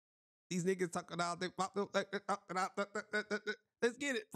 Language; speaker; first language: English; native; English